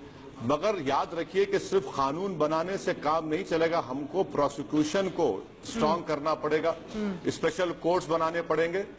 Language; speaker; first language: Urdu; native; Urdu